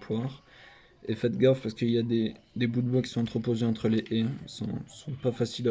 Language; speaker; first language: French; native; French